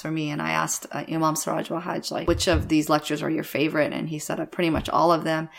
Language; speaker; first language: English; native; English